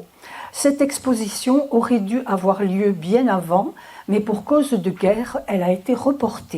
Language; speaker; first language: French; native; French